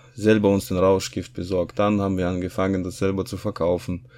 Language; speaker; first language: German; non-native, fluent; Russian